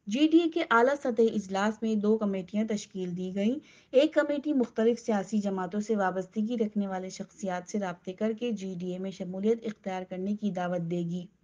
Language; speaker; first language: Urdu; non-native, local second language; Sindhi